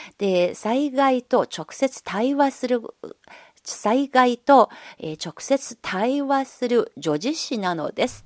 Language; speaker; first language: Japanese; non-native, local second language; Chinese